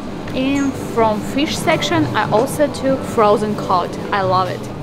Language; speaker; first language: English; non-native, fluent; Russian